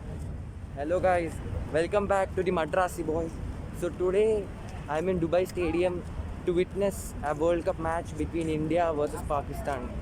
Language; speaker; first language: English; non-native, local second language; Tamil